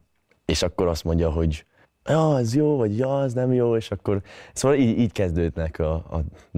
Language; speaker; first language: Hungarian; early bilingual, heritage; Hungarian